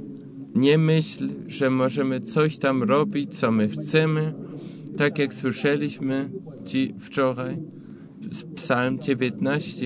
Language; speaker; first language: Polish; non-native, fluent; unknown